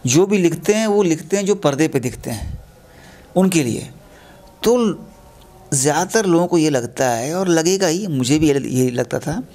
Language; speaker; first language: Hindi; native; Hindi